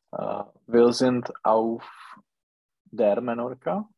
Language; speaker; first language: German; non-native, learner; Czech